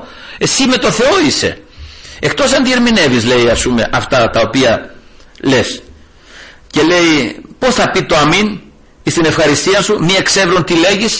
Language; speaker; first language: Greek; native; Greek